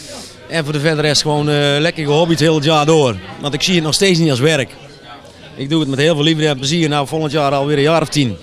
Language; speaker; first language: Dutch; native; Dutch